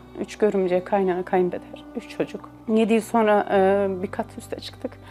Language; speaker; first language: Turkish; early bilingual, other home language; Azerbaijani